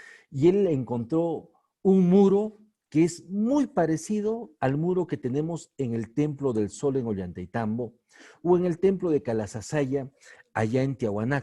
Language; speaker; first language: Spanish; native; Spanish